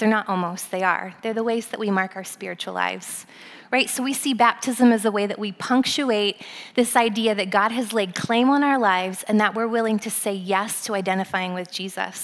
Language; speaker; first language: English; native; English